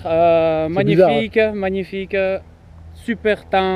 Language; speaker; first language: French; native; French